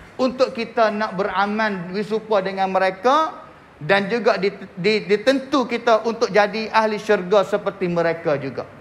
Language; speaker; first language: Malay; native; Malay